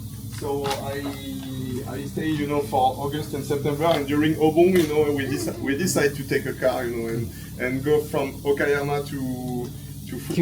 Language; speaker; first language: English; non-native, fluent; French